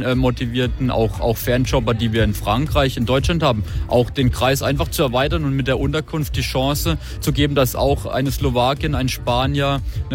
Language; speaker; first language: German; native; German